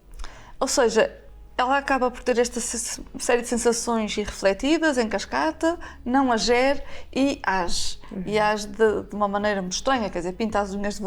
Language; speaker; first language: Portuguese; native; Portuguese